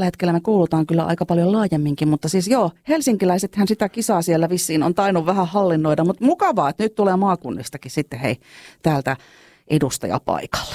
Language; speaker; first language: Finnish; native; Finnish